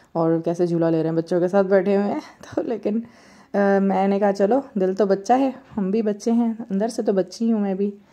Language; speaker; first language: Urdu; native; Urdu